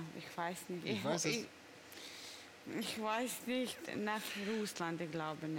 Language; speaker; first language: German; non-native, learner; Russian